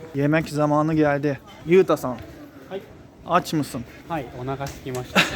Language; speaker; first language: Turkish; non-native, fluent; Japanese